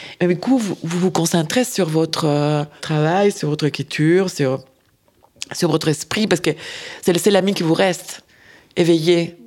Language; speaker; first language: French; non-native, fluent; Spanish